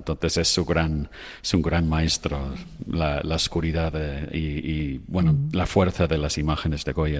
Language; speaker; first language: Spanish; non-native, fluent; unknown